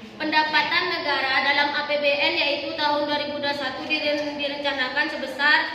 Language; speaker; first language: Indonesian; native; Indonesian